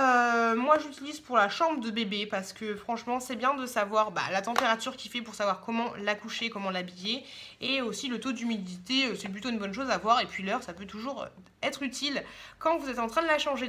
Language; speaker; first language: French; native; French